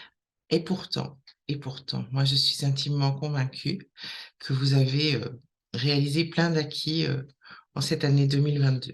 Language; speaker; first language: French; native; French